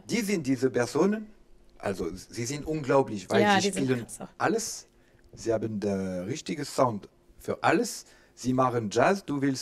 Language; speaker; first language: German; non-native, learner; French